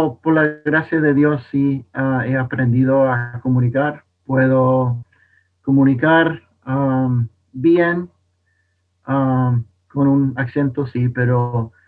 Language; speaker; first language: Spanish; non-native, fluent; English